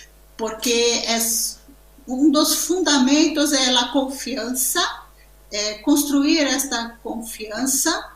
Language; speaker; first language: Spanish; non-native, learner; Portuguese